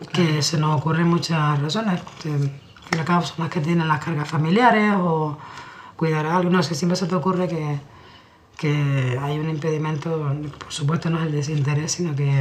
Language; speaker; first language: Spanish; native; Spanish